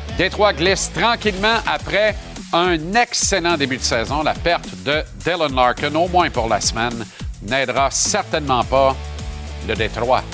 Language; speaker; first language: French; native; French